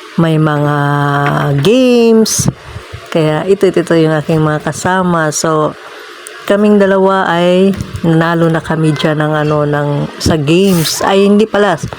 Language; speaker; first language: Filipino; native; Filipino